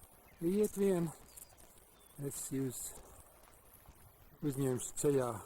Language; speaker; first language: Latvian; early bilingual, heritage; Latvian